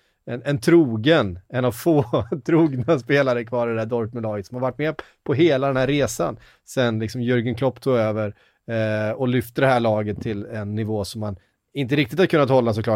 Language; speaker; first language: Swedish; native; Swedish